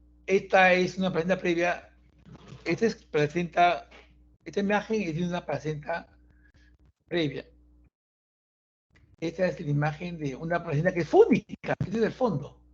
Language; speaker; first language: Spanish; native; Spanish